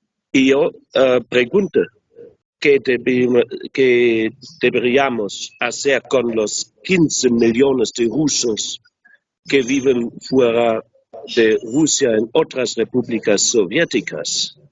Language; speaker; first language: Spanish; non-native, learner; German